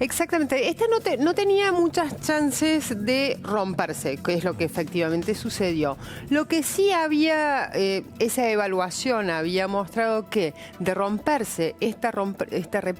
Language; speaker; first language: Spanish; native; Spanish